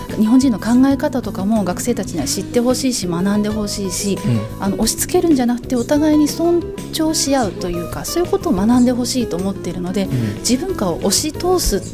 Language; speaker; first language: Japanese; native; Japanese